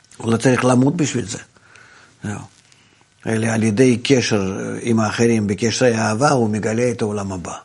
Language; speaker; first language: Hebrew; non-native, fluent; Russian